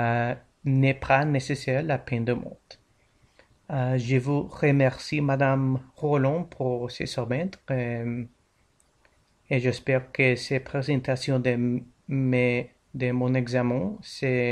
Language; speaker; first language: French; non-native, learner; English